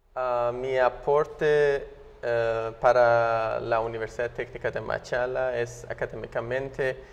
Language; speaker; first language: Spanish; non-native, fluent; Persian